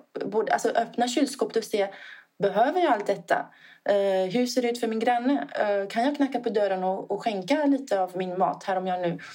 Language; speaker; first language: Swedish; non-native, fluent; Italian